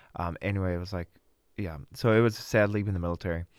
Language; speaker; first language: English; early bilingual, other home language; Russian